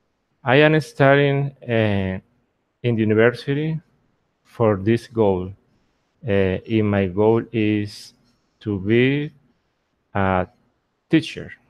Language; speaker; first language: English; non-native, learner; Spanish